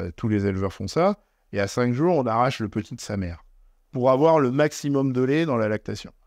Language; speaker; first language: French; native; French